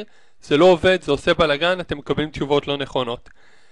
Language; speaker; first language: Hebrew; native; Hebrew